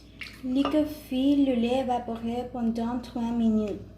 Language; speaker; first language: French; non-native, learner; Spanish